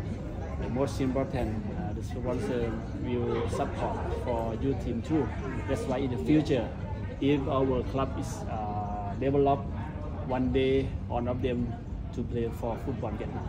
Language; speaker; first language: English; non-native, learner; Thai